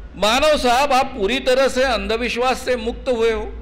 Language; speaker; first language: Hindi; non-native, local second language; Marathi